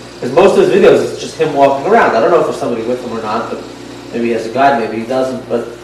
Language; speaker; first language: English; non-native, fluent; Yiddish